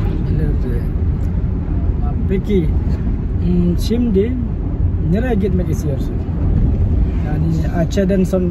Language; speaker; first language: Turkish; non-native, learner; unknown